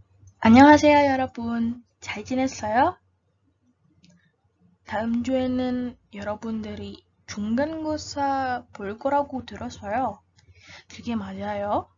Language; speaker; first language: Korean; non-native, fluent; Indonesian